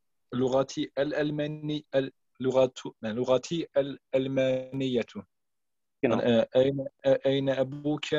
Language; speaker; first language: Arabic; non-native, learner; German